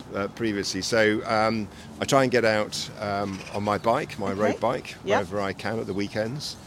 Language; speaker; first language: English; native; English